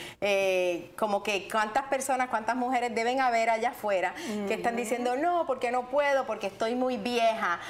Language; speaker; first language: Spanish; native; Spanish